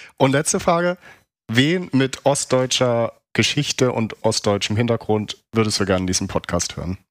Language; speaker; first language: German; native; German